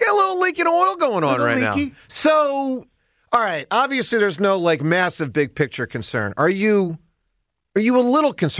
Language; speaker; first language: English; native; English